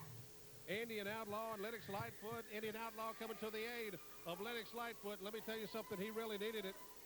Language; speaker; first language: English; native; English